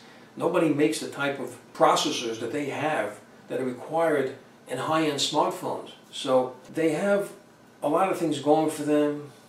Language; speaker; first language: English; native; English